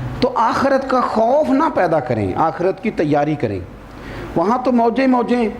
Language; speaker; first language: Urdu; non-native, local second language; Punjabi